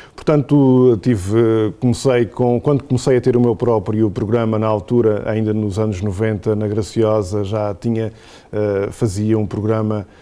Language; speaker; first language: Portuguese; native; Portuguese